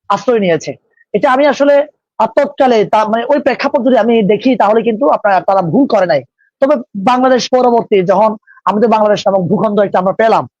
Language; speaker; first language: Bangla; non-native, local second language; Marma